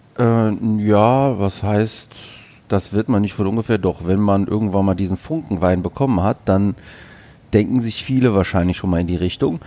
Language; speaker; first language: German; early bilingual, other home language; Greek